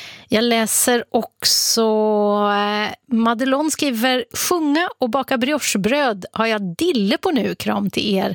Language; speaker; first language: Swedish; native; Swedish